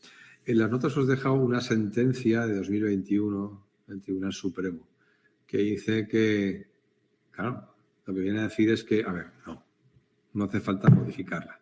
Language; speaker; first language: Spanish; native; Spanish